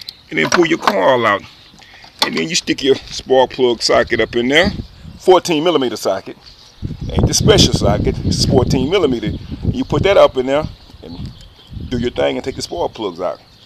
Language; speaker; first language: English; native; English